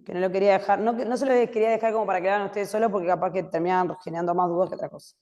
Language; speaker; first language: Spanish; native; Spanish